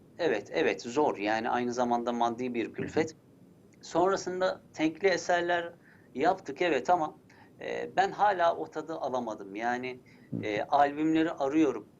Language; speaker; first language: Turkish; early bilingual, heritage; Turkish